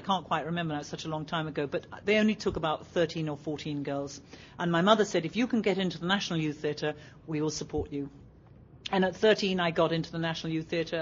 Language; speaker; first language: English; native; English